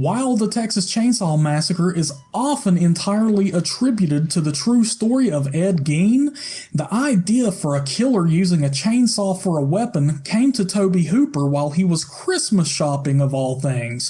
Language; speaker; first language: English; native; English